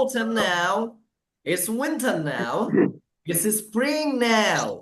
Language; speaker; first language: English; non-native, fluent; Bangla